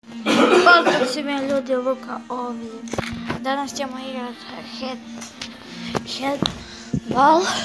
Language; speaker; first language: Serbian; early bilingual, heritage; Croatian